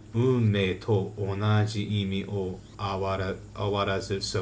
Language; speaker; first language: Japanese; non-native, learner; English